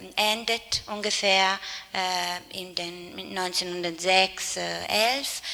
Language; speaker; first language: German; non-native, fluent; Italian